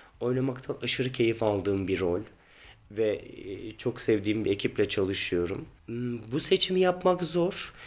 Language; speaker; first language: Turkish; native; Turkish